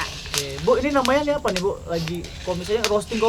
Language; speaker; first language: Indonesian; native; Indonesian